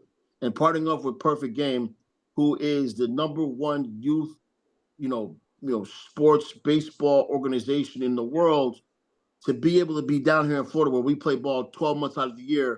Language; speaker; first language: English; native; English